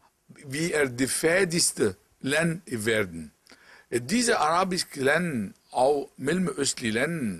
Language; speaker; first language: Danish; non-native, local second language; Arabic